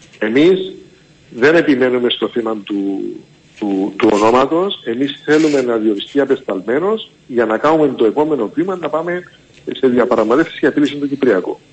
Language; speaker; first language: Greek; native; Greek